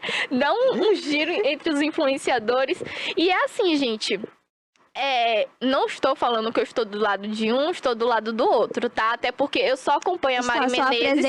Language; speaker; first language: Portuguese; native; Portuguese